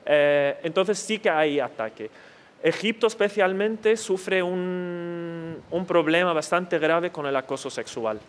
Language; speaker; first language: Spanish; non-native, fluent; Arabic